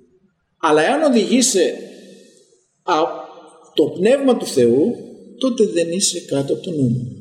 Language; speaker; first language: Greek; native; Greek